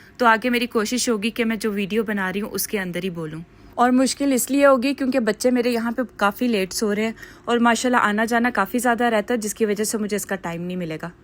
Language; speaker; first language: Urdu; native; Urdu